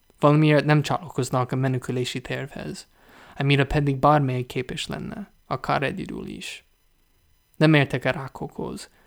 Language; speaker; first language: Hungarian; non-native, learner; English